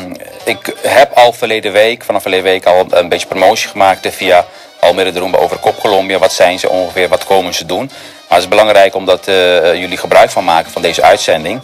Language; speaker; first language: Dutch; non-native, fluent; Spanish